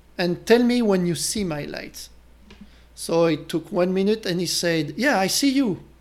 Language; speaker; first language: English; non-native, fluent; French